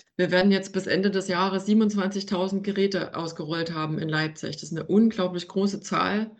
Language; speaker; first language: German; native; German